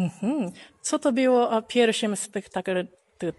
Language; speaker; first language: Polish; non-native, learner; Japanese